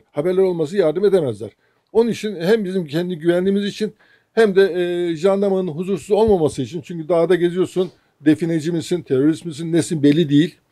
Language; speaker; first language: Turkish; native; Turkish